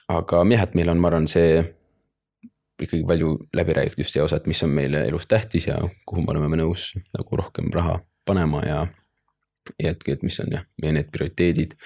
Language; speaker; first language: Estonian; native; Estonian